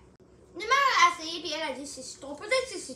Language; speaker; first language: French; non-native, local second language; English